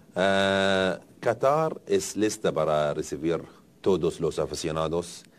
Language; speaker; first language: Spanish; non-native, learner; Arabic